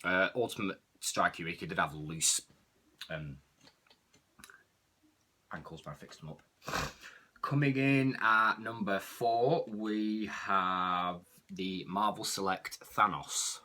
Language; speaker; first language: English; native; English